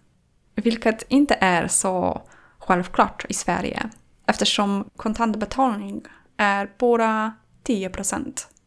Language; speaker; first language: Swedish; non-native, fluent; Polish